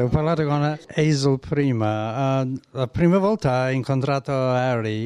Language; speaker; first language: Italian; non-native, learner; English